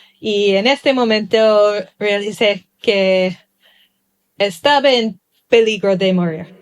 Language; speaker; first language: Spanish; non-native, learner; English